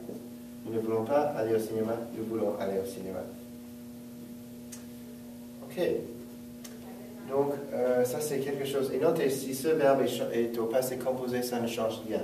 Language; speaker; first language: French; non-native, fluent; English